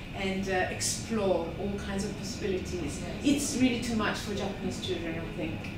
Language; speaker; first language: English; non-native, fluent; Japanese